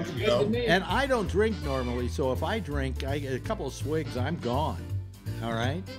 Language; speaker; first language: English; native; English